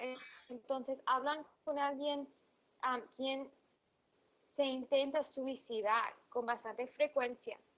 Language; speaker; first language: Spanish; non-native, fluent; English